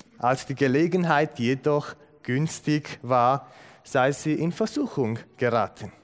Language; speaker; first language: German; non-native, fluent; Romanian